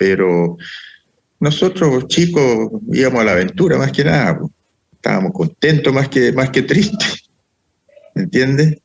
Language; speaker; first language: Spanish; early bilingual, other home language; Italian